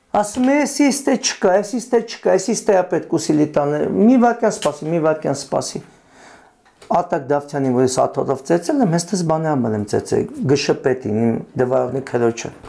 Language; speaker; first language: Armenian; native; Armenian